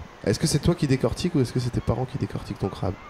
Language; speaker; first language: French; native; French